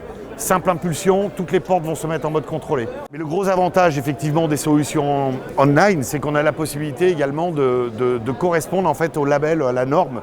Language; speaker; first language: French; native; French